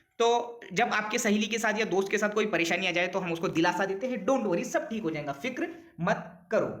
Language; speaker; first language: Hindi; non-native, local second language; Urdu